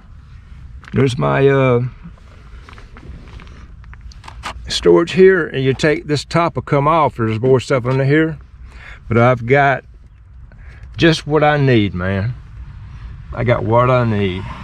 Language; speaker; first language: English; native; English